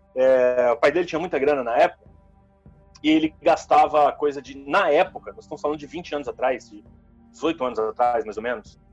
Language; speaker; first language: Portuguese; native; Portuguese